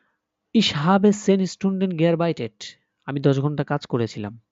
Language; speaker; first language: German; non-native, fluent; Bangla